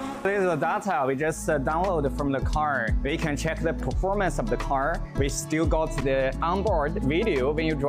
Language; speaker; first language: English; non-native, learner; Chinese